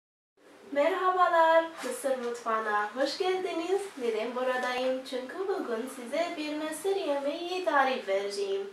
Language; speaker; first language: Turkish; non-native, learner; Arabic